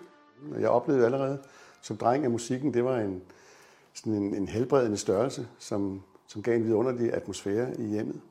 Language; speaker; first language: Danish; native; Danish